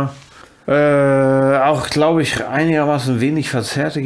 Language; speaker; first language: German; native; German